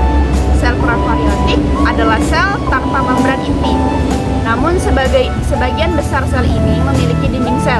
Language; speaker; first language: Indonesian; native; Indonesian